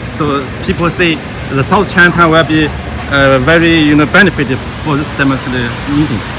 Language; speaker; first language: English; non-native, learner; Chinese